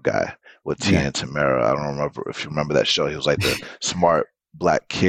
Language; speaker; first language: English; native; English